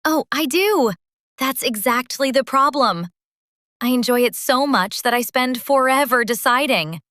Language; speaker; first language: English; native; English